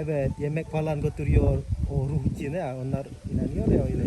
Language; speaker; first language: Turkish; non-native, learner; Indonesian